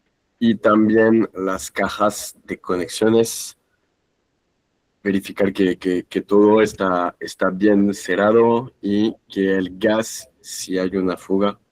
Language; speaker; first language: Spanish; non-native, fluent; French